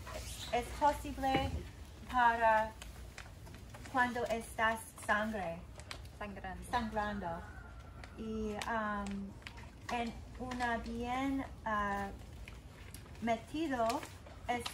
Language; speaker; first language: Spanish; non-native, learner; English